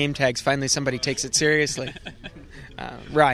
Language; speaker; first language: English; native; English